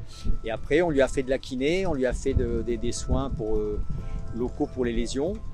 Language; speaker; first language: French; native; French